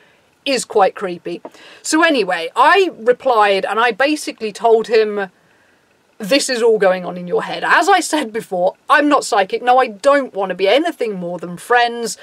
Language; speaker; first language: English; native; English